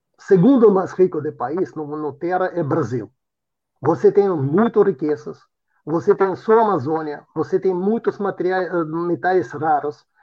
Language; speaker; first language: Portuguese; non-native, fluent; Russian